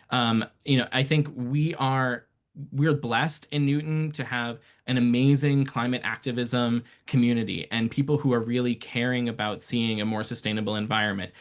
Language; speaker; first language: English; early bilingual, other home language; Persian